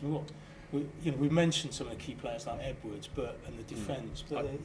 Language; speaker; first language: English; native; English